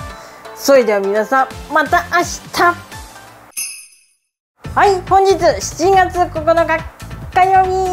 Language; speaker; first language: Japanese; native; Japanese